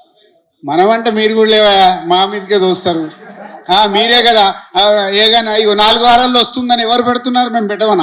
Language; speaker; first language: Telugu; native; Telugu